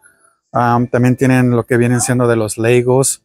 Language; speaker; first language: Spanish; early bilingual, heritage; Spanish